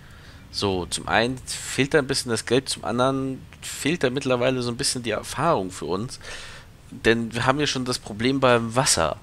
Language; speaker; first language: German; native; German